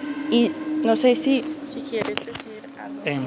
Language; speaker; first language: Spanish; non-native, fluent; English